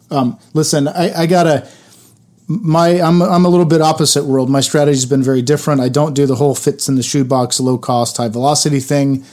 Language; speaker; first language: English; native; English